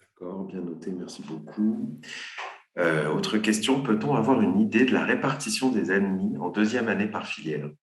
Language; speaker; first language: French; native; French